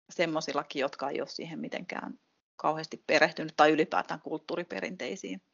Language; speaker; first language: Finnish; native; Finnish